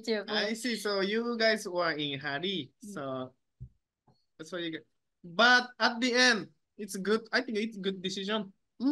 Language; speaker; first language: English; non-native, learner; Japanese